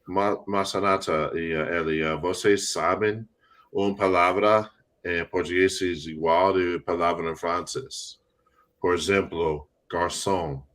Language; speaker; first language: Portuguese; non-native, learner; English